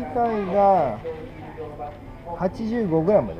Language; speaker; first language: Japanese; native; Japanese